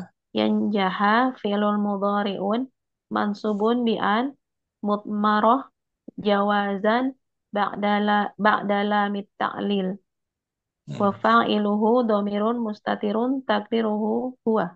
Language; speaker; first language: Arabic; non-native, learner; Indonesian